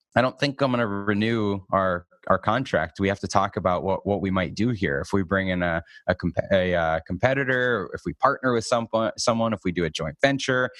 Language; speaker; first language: English; native; English